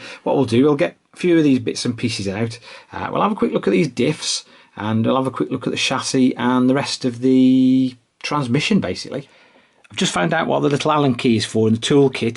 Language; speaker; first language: English; native; English